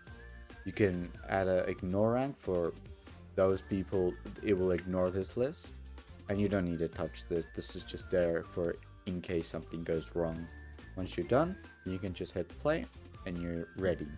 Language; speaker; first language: English; native; English